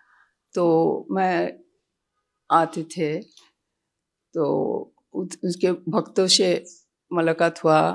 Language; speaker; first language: Hindi; non-native, local second language; Bangla